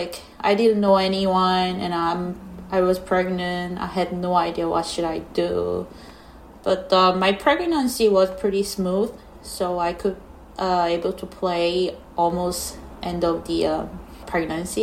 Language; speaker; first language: English; non-native, learner; Korean